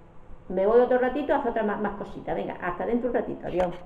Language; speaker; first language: Spanish; native; Spanish